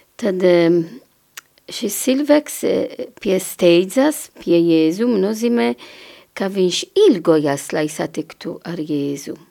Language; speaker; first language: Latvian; non-native, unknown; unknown